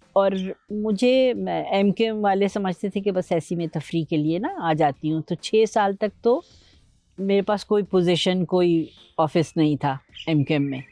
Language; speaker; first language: Urdu; native; Urdu